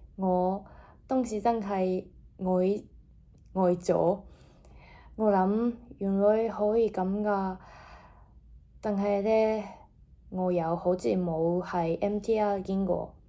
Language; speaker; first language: Cantonese; non-native, fluent; Japanese